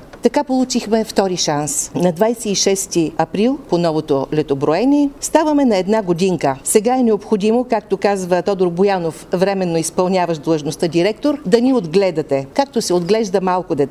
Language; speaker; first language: Bulgarian; native; Bulgarian